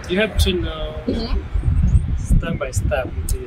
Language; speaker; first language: English; non-native, learner; Indonesian